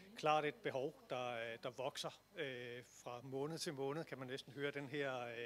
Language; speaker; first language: Danish; native; Danish